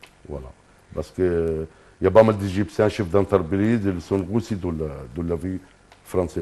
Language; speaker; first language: French; non-native, fluent; Arabic